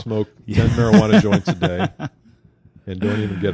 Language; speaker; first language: English; native; English